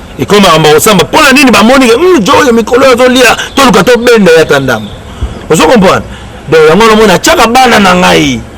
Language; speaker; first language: Lingala; native; Lingala